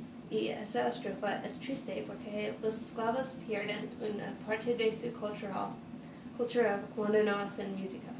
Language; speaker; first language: Spanish; non-native, learner; English